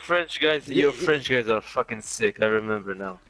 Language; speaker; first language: English; non-native, fluent; Hebrew